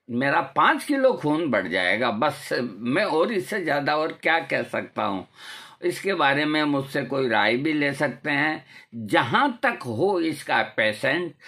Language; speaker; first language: Hindi; non-native, local second language; Marwari